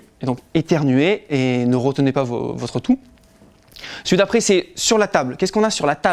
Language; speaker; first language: French; native; French